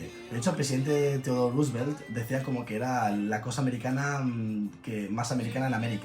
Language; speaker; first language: Spanish; native; Spanish